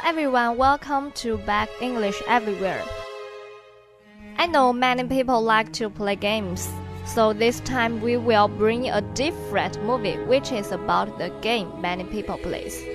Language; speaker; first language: English; non-native, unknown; Chinese